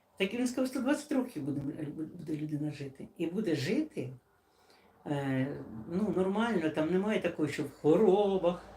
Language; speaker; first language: Ukrainian; non-native, local second language; Russian